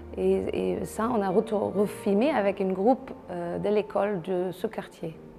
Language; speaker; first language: French; non-native, fluent; German